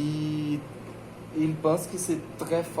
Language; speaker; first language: French; non-native, learner; Portuguese